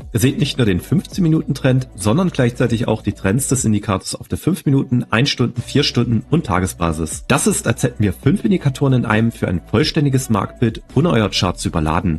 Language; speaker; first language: German; native; German